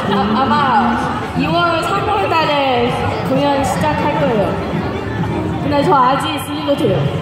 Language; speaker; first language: Korean; non-native, fluent; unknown